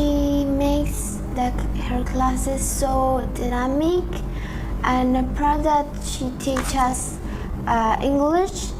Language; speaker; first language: English; non-native, learner; Spanish